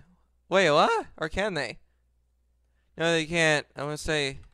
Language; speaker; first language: English; native; English